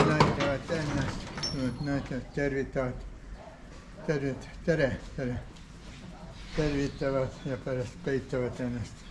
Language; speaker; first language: Estonian; non-native, learner; Ukrainian